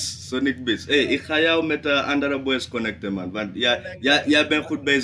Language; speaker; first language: Dutch; non-native, learner; English